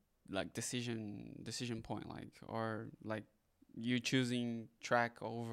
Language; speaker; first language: English; non-native, fluent; Portuguese